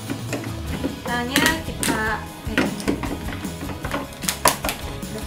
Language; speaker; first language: Indonesian; native; Indonesian